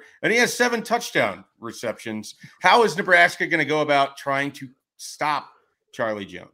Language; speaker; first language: English; native; English